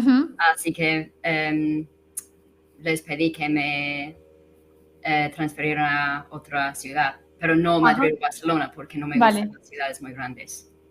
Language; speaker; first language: Spanish; non-native, fluent; English